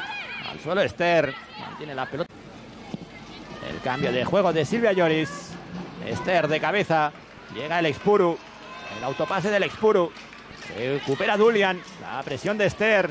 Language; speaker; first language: Spanish; native; Spanish